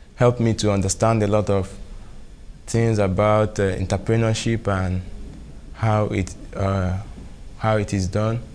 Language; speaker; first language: English; non-native, local second language; Igbo